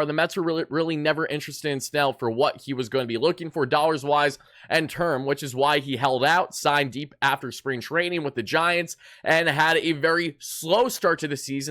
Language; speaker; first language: English; native; English